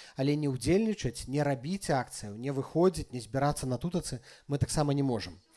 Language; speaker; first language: Belarusian; native; Belarusian